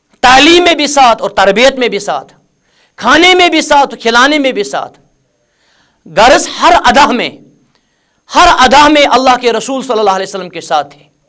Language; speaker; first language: Urdu; non-native, local second language; Kashmiri